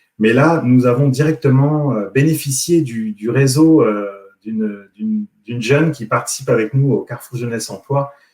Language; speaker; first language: French; native; French